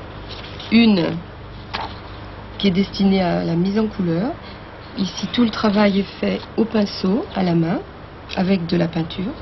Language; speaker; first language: French; native; French